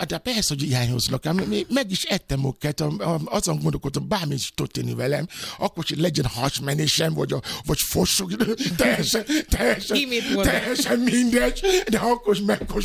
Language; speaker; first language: Hungarian; non-native, fluent; Yoruba